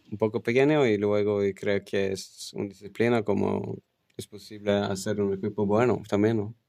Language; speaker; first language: Spanish; non-native, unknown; Finnish